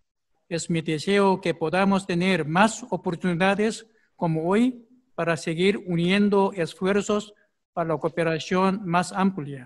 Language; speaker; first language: Spanish; non-native, fluent; Korean